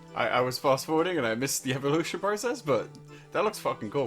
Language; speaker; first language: English; native; English